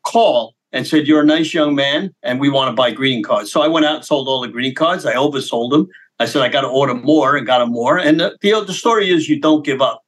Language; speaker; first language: English; native; English